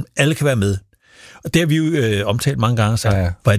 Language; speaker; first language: Danish; native; Danish